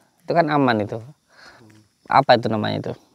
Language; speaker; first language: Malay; non-native, local second language; Javanese